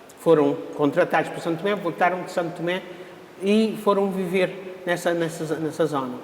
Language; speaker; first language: Portuguese; non-native, local second language; Kabuverdianu